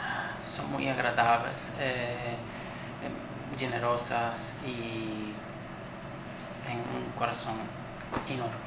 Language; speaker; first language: Portuguese; non-native, learner; Spanish